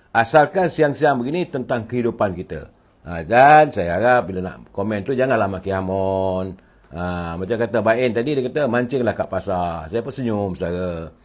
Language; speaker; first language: Malay; native; Malay